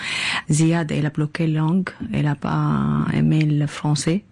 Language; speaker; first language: French; non-native, learner; Arabic